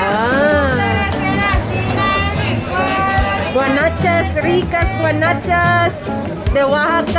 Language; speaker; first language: Spanish; non-native, learner; English